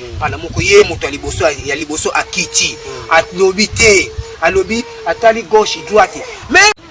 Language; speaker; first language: Lingala; non-native, local second language; Kongo